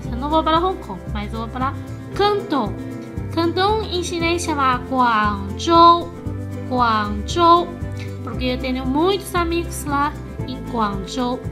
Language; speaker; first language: Portuguese; non-native, fluent; Chinese